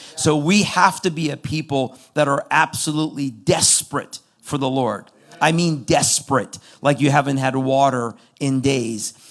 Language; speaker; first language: English; non-native, fluent; Persian